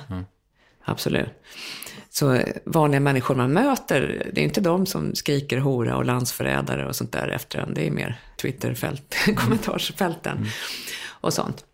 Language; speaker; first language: Swedish; native; Swedish